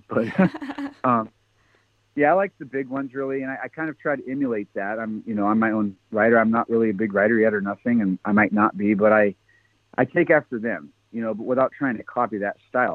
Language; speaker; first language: English; native; English